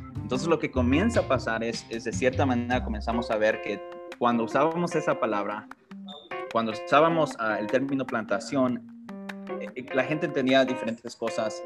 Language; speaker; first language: Spanish; early bilingual, heritage; Spanish